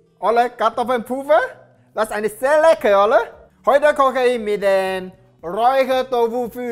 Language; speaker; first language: German; non-native, learner; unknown